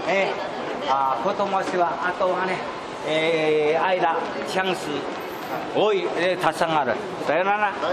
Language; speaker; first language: Japanese; non-native, learner; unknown